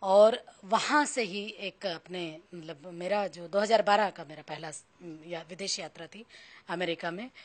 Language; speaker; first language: Hindi; native; Hindi